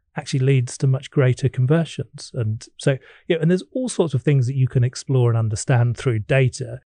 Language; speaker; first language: English; native; English